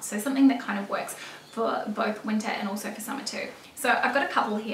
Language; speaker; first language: English; native; English